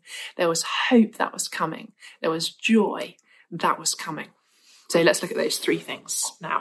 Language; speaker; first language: English; native; English